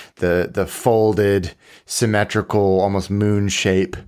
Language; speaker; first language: English; native; English